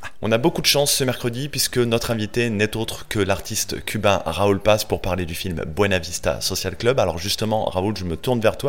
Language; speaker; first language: French; native; French